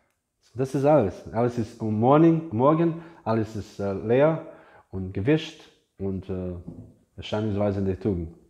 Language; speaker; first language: German; non-native, fluent; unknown